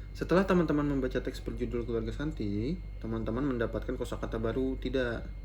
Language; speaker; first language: Indonesian; native; Indonesian